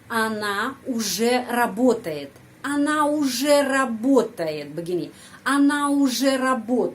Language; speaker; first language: Russian; non-native, fluent; Indonesian